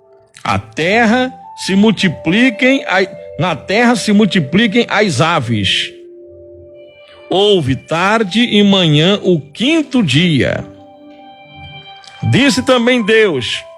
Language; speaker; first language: Portuguese; native; Portuguese